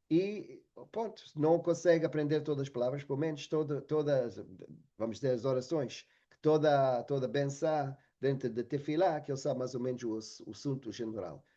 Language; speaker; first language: Portuguese; non-native, fluent; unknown